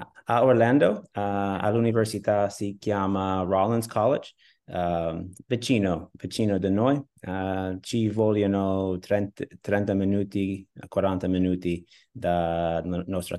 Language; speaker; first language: Italian; non-native, learner; English